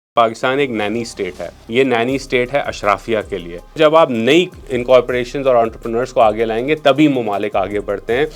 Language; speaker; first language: Urdu; non-native, local second language; Memoni